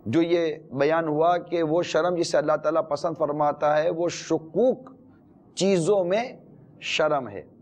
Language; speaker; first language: Urdu; native; Urdu